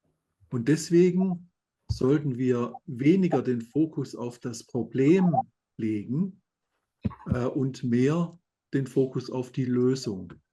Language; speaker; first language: German; native; German